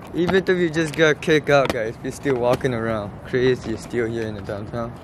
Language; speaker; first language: English; non-native, fluent; Arabic